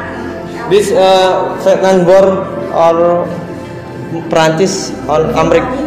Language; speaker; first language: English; non-native, learner; Javanese